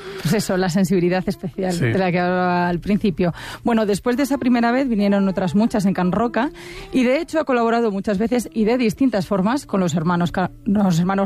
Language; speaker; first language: Spanish; native; Spanish